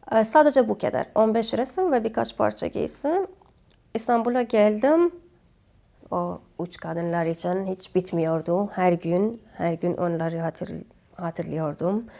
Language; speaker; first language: Turkish; non-native, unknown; Kurdish